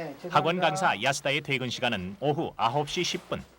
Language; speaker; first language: Korean; native; Korean